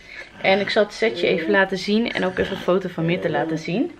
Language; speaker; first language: Dutch; native; Dutch